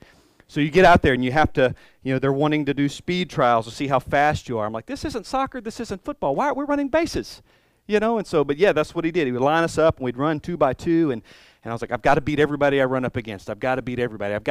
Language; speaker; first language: English; native; English